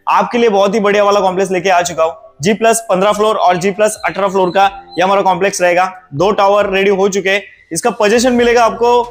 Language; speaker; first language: Hindi; non-native, local second language; Marathi